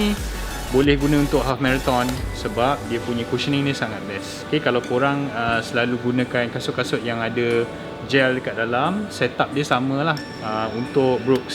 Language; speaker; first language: Malay; native; Malay